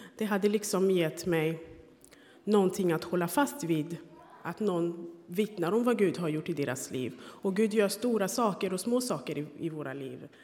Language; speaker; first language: Swedish; non-native, fluent; Rundi